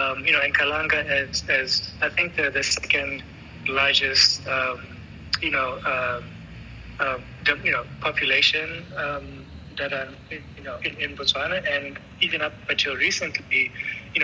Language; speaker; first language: English; non-native, local second language; Tswana